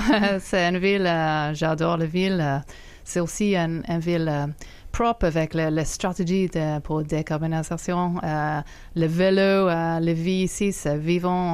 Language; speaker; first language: French; non-native, fluent; English